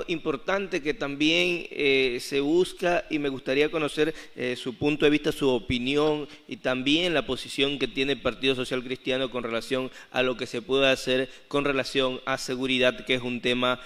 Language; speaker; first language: Spanish; native; Spanish